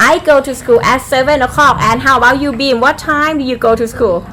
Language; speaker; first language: English; non-native, fluent; Thai